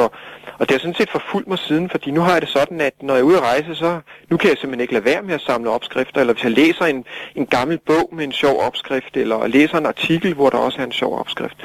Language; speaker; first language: Danish; native; Danish